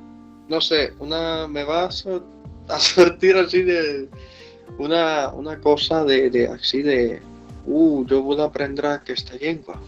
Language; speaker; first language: Catalan; non-native, learner; Spanish